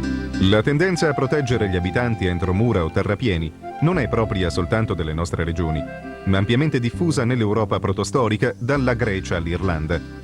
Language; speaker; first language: Italian; native; Italian